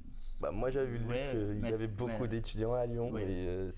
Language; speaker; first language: French; non-native, learner; Dutch